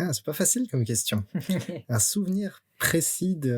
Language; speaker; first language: French; native; French